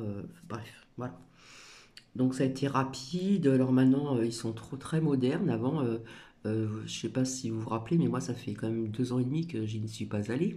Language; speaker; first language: French; native; French